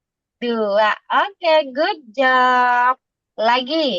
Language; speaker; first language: Indonesian; native; Indonesian